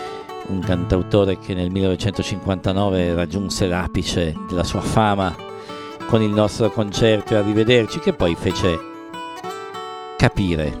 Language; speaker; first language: Italian; native; Italian